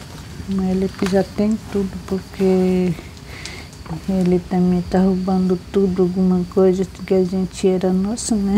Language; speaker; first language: Portuguese; non-native, local second language; Guarani